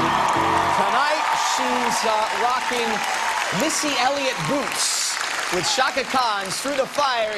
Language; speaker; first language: English; native; English